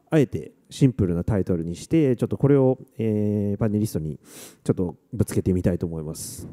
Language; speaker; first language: Japanese; native; Japanese